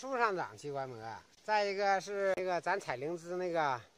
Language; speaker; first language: Chinese; native; Chinese